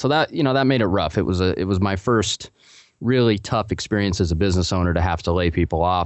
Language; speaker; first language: English; native; English